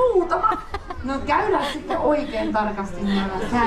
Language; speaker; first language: Finnish; native; Finnish